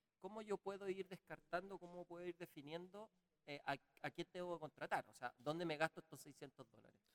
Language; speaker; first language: Spanish; native; Spanish